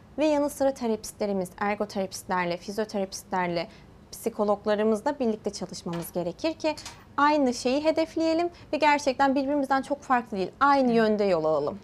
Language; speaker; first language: Turkish; early bilingual, heritage; Turkish